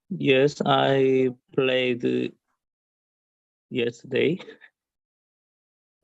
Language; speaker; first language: English; non-native, learner; Korean